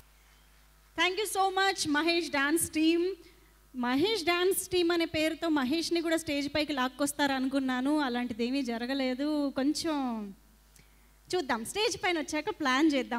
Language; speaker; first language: Telugu; native; Telugu